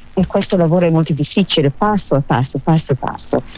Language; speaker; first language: Italian; non-native, learner; Hebrew